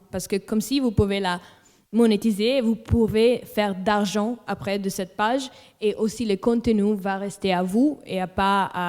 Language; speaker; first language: French; non-native, local second language; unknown